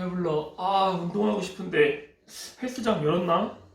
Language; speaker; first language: Korean; native; Korean